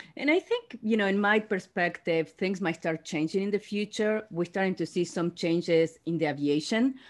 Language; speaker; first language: English; non-native, fluent; Spanish